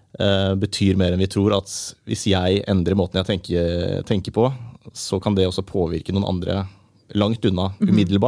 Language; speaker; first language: Norwegian; native; Norwegian